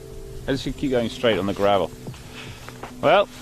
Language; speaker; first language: English; native; English